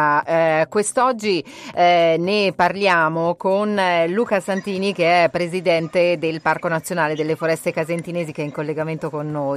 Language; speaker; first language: Italian; native; Italian